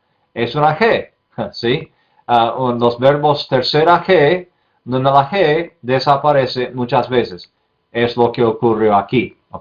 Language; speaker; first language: Spanish; non-native, fluent; English